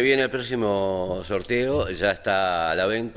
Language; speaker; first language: Spanish; native; Spanish